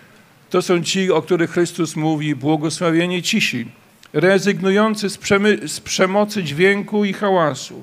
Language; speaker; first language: Polish; native; Polish